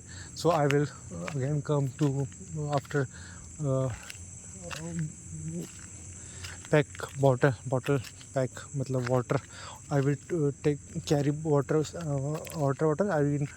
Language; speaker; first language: English; non-native, learner; Hindi